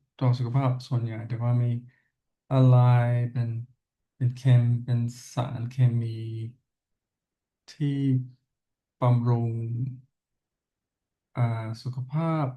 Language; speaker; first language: Thai; non-native, learner; English